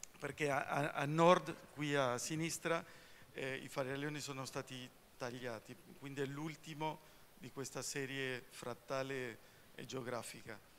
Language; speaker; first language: Italian; early bilingual, heritage; Spanish